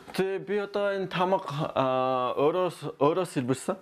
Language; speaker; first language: Mongolian; non-native, learner; French